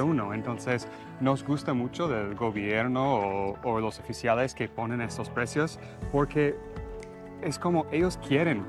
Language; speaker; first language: Spanish; non-native, fluent; English